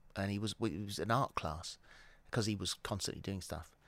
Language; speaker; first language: English; native; English